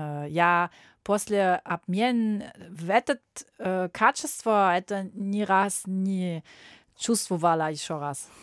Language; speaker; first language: Russian; non-native, learner; German